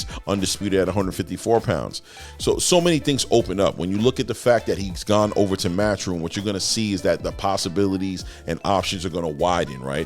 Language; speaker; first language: English; native; English